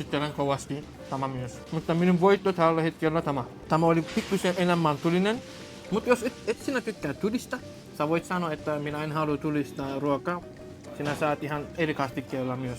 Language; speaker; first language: Finnish; non-native, learner; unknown